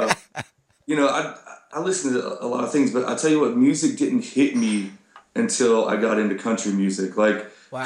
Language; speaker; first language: English; native; English